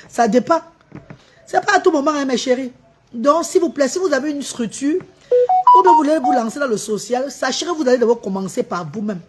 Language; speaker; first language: French; non-native, local second language; Lingala